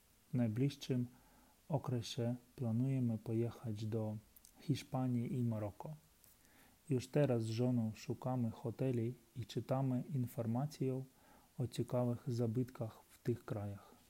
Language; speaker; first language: Polish; non-native, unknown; Ukrainian